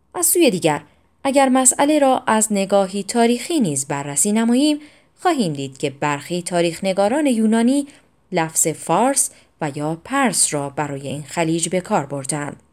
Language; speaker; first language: Persian; non-native, local second language; Azerbaijani